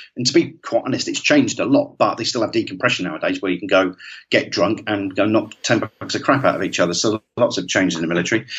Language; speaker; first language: English; native; English